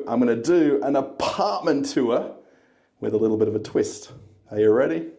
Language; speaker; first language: English; native; English